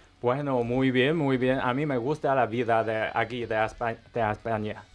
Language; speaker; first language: Spanish; non-native, learner; Chinese